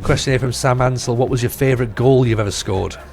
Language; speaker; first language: English; native; English